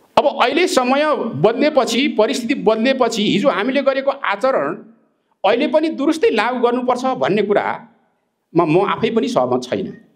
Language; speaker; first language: Nepali; non-native, local second language; Limbu